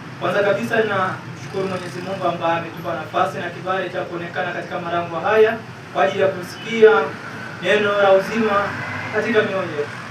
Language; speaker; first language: Swahili; native; Swahili